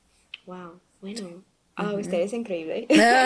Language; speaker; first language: Spanish; non-native, learner; English